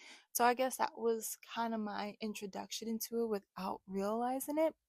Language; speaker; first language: English; native; English